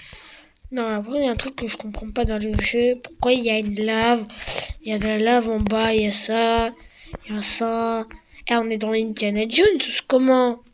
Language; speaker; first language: French; native; French